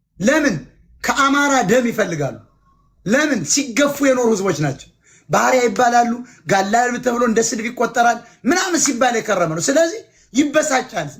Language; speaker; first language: Amharic; native; Amharic